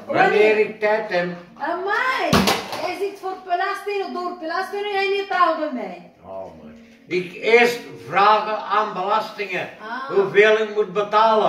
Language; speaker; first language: Dutch; non-native, learner; Arabic